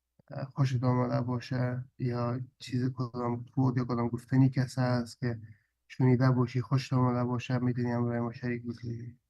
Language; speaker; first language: Persian; early bilingual, heritage; Persian